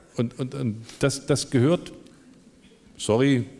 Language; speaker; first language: German; non-native, local second language; Upper Sorbian